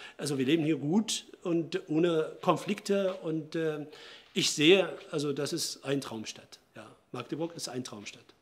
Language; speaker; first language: German; non-native, fluent; Arabic